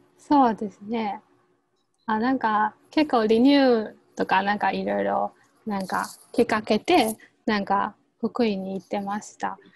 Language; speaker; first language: Japanese; non-native, fluent; Chinese